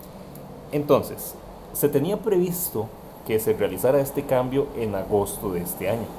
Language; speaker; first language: Spanish; native; Spanish